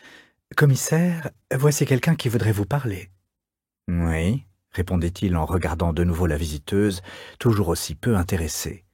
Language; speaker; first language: French; native; French